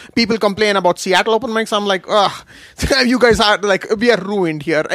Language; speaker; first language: English; non-native, local second language; Kashmiri